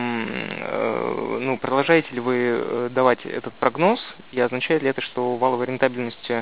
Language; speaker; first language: Russian; native; Russian